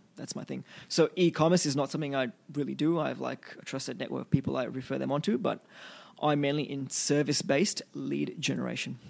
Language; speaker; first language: English; early bilingual, other home language; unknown